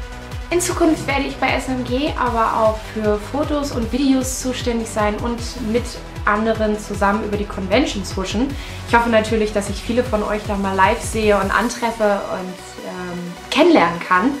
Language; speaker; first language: German; native; German